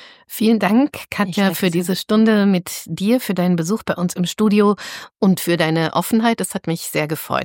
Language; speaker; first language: German; native; German